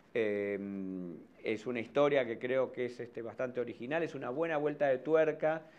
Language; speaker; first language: Spanish; native; Spanish